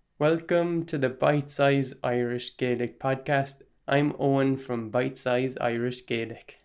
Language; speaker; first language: English; non-native, local second language; Irish